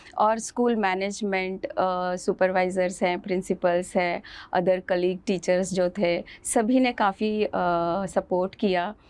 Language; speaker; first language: Hindi; non-native, local second language; Kannada